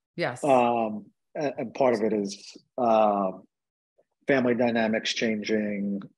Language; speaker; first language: English; native; English